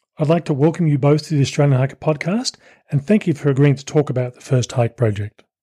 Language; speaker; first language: English; native; English